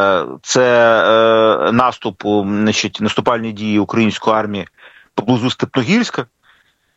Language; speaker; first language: Ukrainian; native; Ukrainian